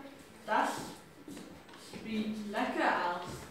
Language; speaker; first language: German; non-native, learner; English